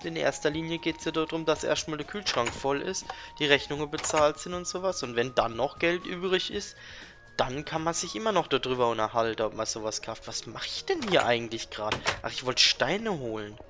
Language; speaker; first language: German; native; German